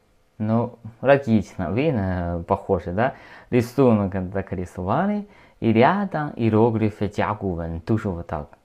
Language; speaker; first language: Russian; non-native, learner; Chinese